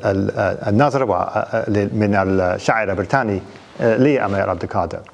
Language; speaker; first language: Arabic; non-native, fluent; English